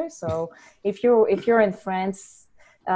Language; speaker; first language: English; non-native, fluent; French